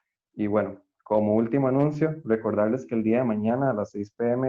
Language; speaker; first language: Spanish; native; Spanish